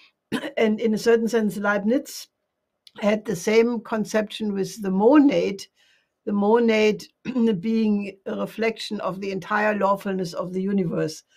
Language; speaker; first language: English; non-native, fluent; German